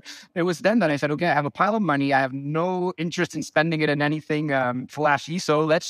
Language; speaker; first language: English; non-native, fluent; Spanish